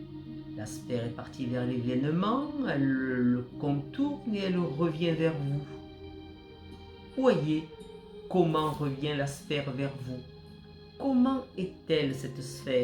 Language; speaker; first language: French; native; French